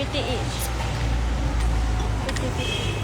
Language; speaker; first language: English; non-native, learner; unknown